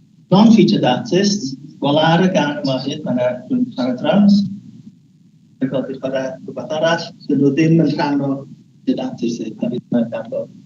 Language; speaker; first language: Welsh; native; Welsh